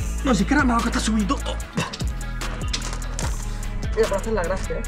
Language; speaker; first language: Spanish; native; Spanish